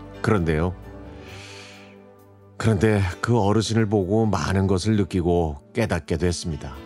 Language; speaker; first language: Korean; native; Korean